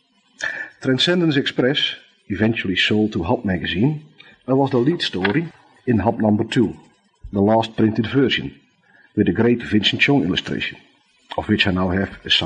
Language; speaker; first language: English; non-native, fluent; Dutch